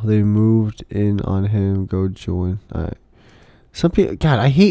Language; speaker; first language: English; native; English